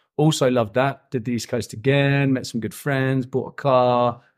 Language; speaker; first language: English; native; English